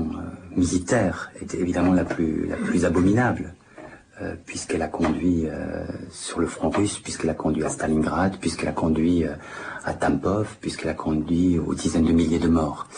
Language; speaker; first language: French; native; French